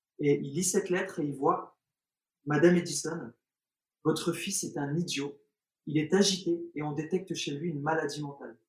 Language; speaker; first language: French; early bilingual, other home language; Arabic